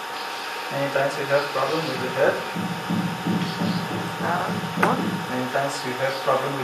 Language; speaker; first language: English; non-native, learner; Romanian